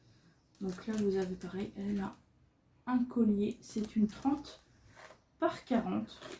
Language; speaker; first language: French; native; French